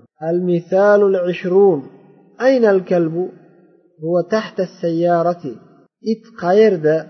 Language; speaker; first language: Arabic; non-native, fluent; Uzbek